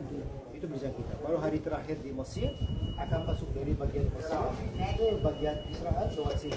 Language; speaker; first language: Indonesian; non-native, fluent; Arabic